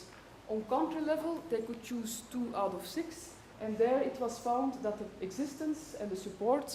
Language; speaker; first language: English; non-native, fluent; Dutch